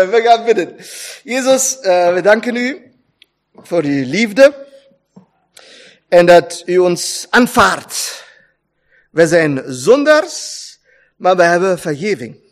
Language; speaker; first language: Dutch; non-native, fluent; German